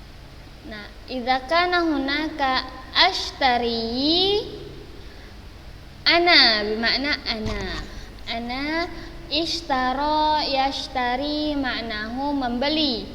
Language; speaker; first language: Arabic; non-native, fluent; Indonesian